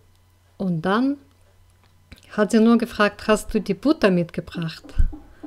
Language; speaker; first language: German; non-native, fluent; Russian